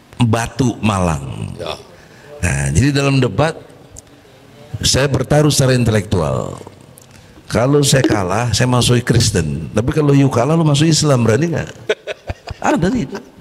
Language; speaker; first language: Indonesian; native; Indonesian